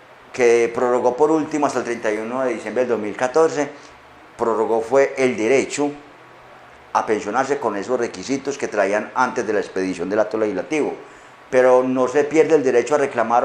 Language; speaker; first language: Spanish; native; Spanish